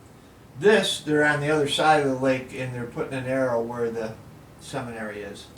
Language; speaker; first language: English; native; English